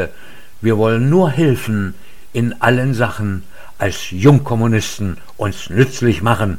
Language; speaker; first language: German; native; German